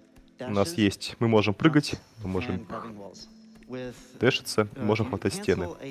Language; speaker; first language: Russian; native; Russian